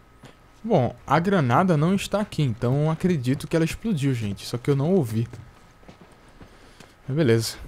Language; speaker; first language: Portuguese; native; Portuguese